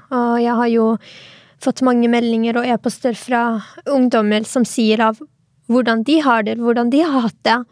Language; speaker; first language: Norwegian; early bilingual, other home language; Arabic